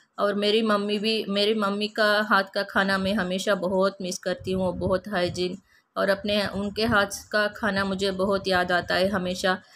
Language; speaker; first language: Hindi; non-native, local second language; Kannada